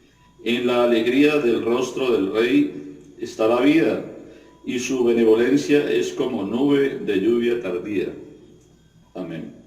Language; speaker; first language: Spanish; native; Spanish